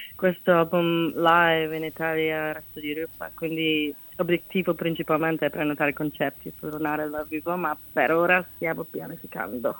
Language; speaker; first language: Italian; non-native, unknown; Czech